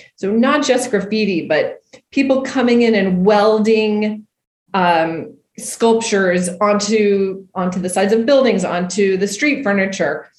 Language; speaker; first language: English; native; English